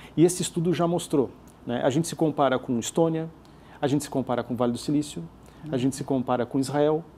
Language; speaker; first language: Portuguese; native; Portuguese